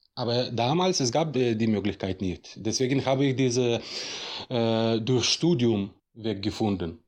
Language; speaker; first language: German; non-native, fluent; Russian